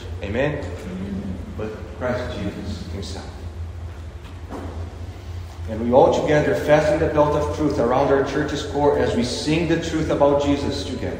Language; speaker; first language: English; non-native, fluent; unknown